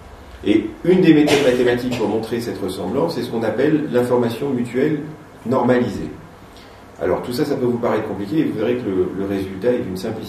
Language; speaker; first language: French; native; French